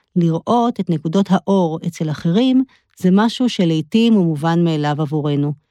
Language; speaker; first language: Hebrew; native; Hebrew